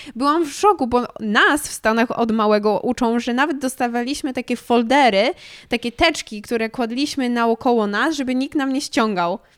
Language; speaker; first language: Polish; early bilingual, heritage; Polish